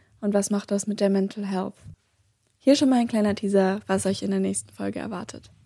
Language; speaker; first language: German; native; German